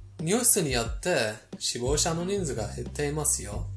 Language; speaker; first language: Japanese; non-native, fluent; Persian